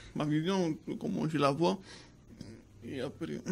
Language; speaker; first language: French; native; French